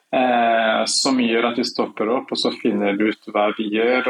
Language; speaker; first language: Norwegian; non-native, fluent; Kinyarwanda